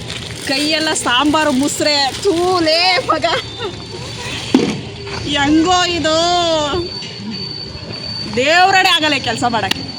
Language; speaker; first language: Kannada; native; Kannada